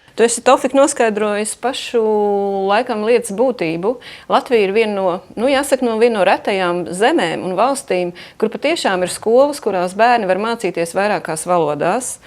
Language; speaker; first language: Latvian; native; Latvian